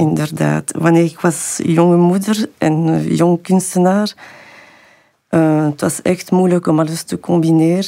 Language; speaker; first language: Dutch; non-native, local second language; French